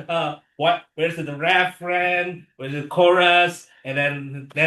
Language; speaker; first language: English; non-native, learner; Indonesian